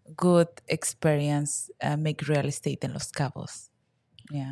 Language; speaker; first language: English; non-native, learner; Spanish